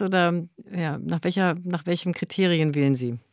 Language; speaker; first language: German; native; German